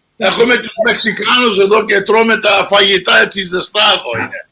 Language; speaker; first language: Greek; early bilingual, heritage; Greek